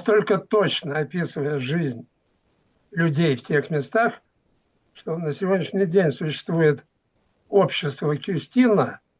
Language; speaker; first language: Russian; native; Russian